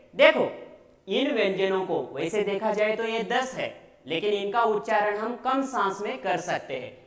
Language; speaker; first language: Hindi; non-native, local second language; Marathi